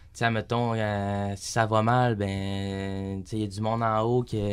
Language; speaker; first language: French; native; French